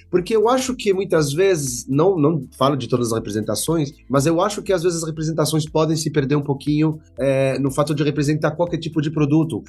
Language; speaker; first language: Portuguese; non-native, fluent; French